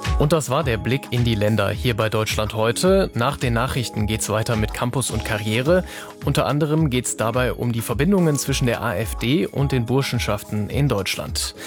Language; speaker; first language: German; native; German